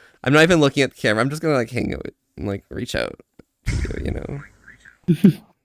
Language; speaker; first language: English; native; English